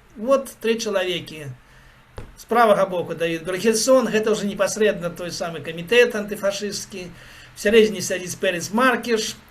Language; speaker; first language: Belarusian; native; Belarusian